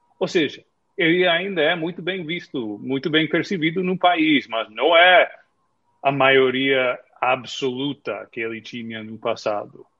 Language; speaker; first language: Portuguese; non-native, fluent; English